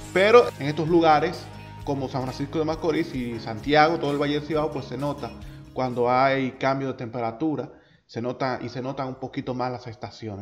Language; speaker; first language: Spanish; native; Spanish